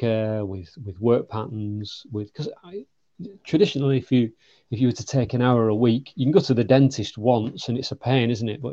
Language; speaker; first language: English; native; English